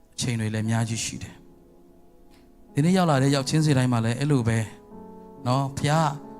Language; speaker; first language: Burmese; non-native, local second language; Tedim Chin